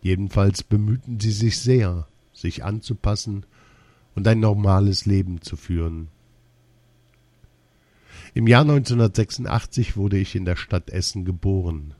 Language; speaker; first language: German; early bilingual, other home language; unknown